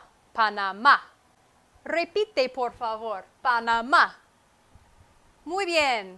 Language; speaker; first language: Spanish; non-native, fluent; English